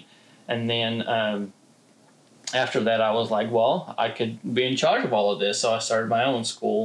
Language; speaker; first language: English; non-native, fluent; Ukrainian